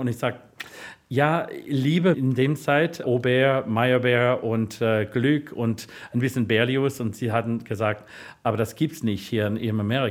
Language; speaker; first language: German; non-native, fluent; English